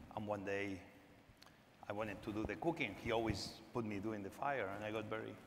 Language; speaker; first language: English; non-native, fluent; Spanish